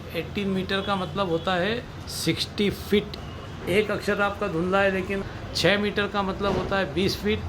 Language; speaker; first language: Hindi; native; Hindi